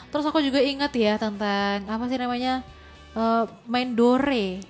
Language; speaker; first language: Indonesian; non-native, local second language; Minangkabau